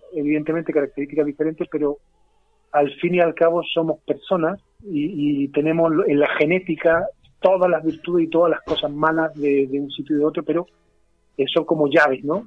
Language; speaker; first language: Spanish; native; Spanish